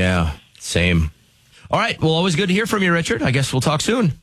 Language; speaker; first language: English; native; English